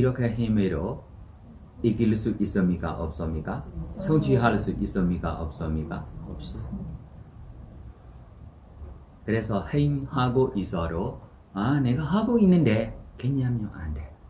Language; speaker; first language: Korean; non-native, learner; Burmese